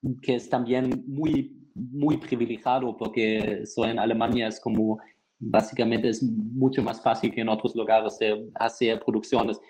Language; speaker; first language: Spanish; non-native, fluent; German